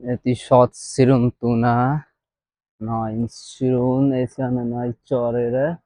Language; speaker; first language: Armenian; non-native, learner; Hindi